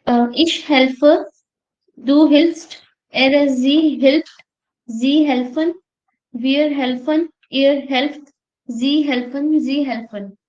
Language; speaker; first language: German; non-native, learner; Hindi